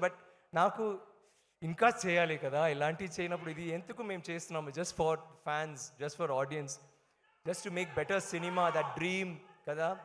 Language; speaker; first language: Telugu; non-native, learner; Tamil